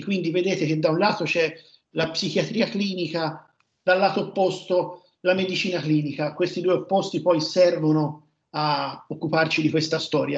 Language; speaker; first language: Italian; native; Italian